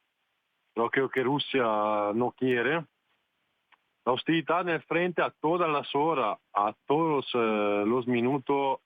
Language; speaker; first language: Spanish; non-native, fluent; Italian